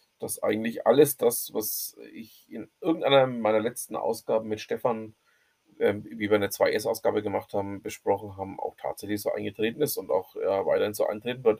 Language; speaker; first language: German; native; German